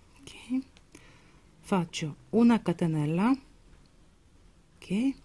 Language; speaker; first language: Italian; non-native, fluent; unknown